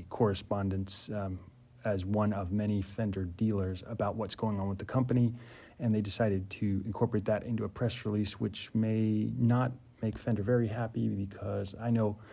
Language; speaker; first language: English; native; English